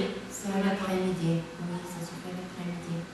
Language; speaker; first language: French; non-native, fluent; Bulgarian